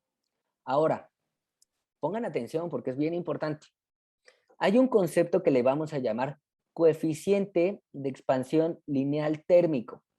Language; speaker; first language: Spanish; native; Spanish